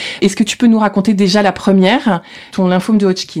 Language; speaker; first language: French; native; French